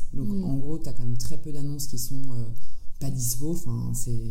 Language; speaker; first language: French; native; French